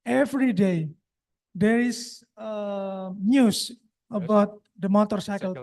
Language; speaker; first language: English; non-native, local second language; Indonesian